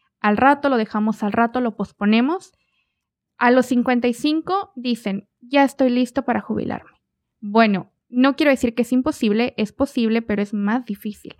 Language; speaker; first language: Spanish; native; Spanish